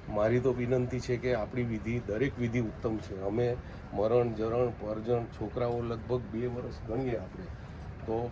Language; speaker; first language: Gujarati; non-native, local second language; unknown